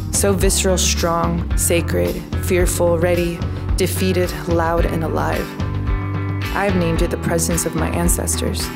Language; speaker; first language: English; early bilingual, other home language; Spanish